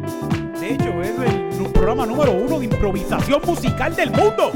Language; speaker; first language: Spanish; native; Spanish